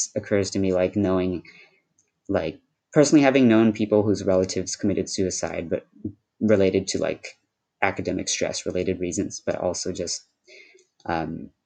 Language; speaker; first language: English; early bilingual, other home language; Wu Chinese